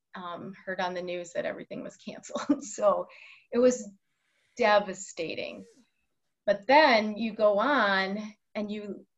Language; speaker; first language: English; native; English